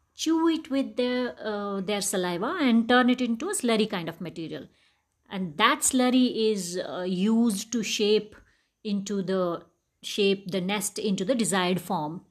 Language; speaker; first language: English; non-native, local second language; Dogri